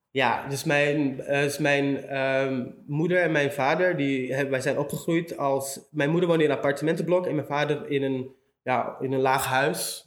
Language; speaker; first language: Dutch; early bilingual, other home language; Romany